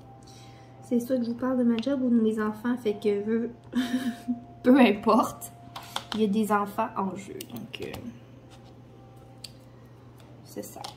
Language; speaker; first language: French; native; French